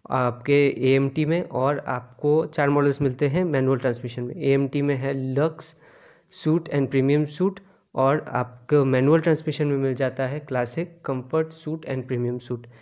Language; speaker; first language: Hindi; native; Hindi